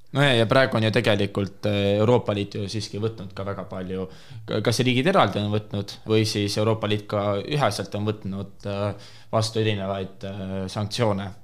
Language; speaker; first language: Estonian; native; Estonian